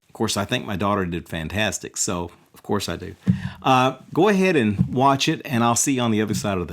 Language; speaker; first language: English; native; English